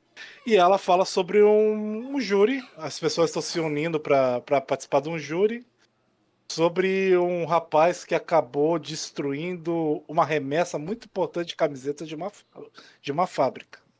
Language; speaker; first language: Portuguese; native; Portuguese